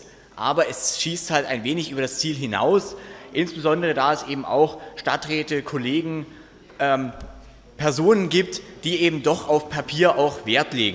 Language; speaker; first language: German; native; German